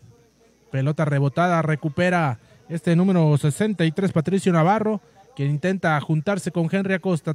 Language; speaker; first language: Spanish; native; Spanish